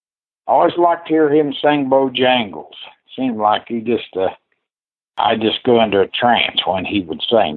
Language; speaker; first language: English; native; English